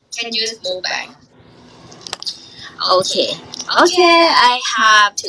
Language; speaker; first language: English; non-native, learner; Thai